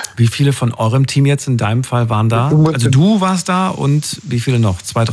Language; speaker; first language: German; native; German